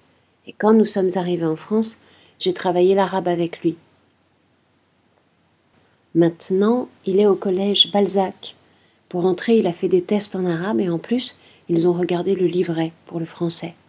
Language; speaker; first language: French; non-native, learner; Arabic